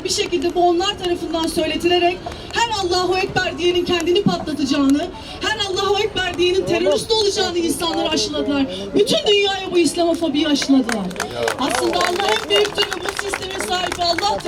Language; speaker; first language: Turkish; native; Turkish